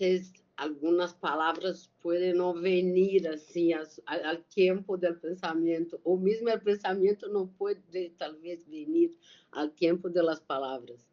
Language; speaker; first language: Spanish; non-native, learner; Portuguese